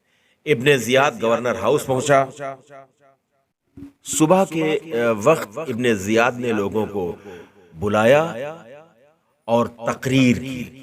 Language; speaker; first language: Urdu; native; Urdu